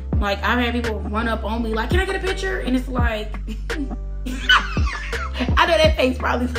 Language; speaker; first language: English; native; English